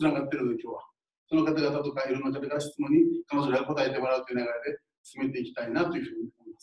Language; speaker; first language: Japanese; native; Japanese